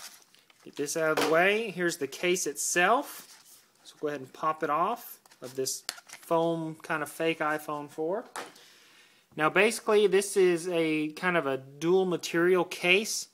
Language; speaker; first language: English; native; English